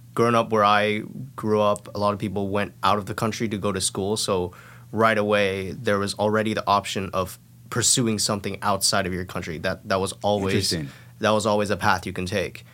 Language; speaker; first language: English; non-native, fluent; Thai